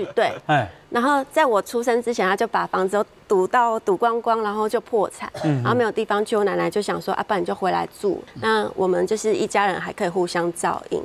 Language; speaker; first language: Chinese; native; Chinese